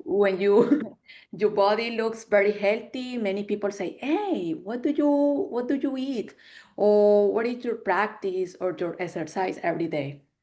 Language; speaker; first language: English; non-native, learner; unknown